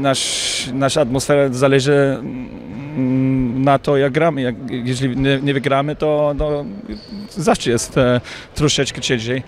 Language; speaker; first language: Polish; non-native, fluent; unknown